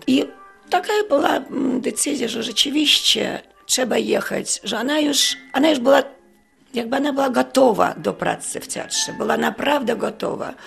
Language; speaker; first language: Polish; non-native, fluent; Russian